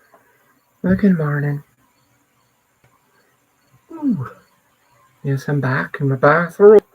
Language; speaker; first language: English; native; English